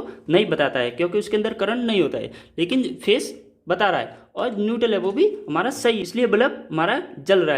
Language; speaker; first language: Hindi; native; Hindi